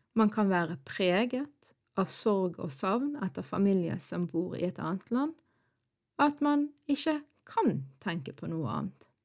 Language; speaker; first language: Norwegian; early bilingual, other home language; Arabic